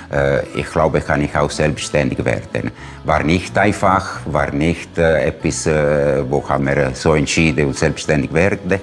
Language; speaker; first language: German; non-native, fluent; Italian